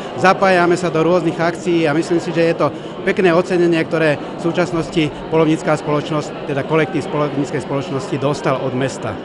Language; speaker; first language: Slovak; native; Slovak